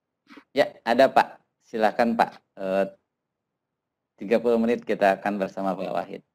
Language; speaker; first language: Indonesian; native; Indonesian